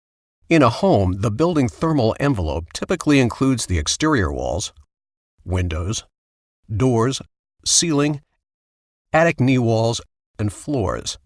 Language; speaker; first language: English; native; English